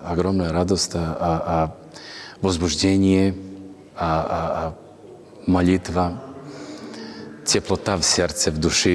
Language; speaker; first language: Russian; non-native, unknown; Serbian